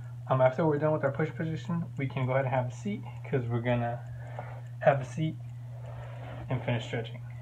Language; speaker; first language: English; early bilingual, other home language; Spanish